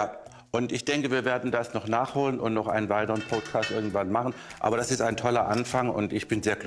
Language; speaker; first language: German; native; German